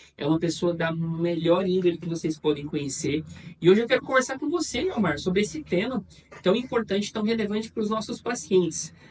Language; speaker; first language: Portuguese; native; Portuguese